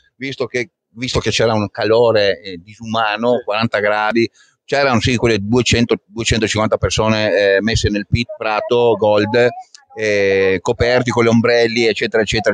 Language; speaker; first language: Italian; native; Italian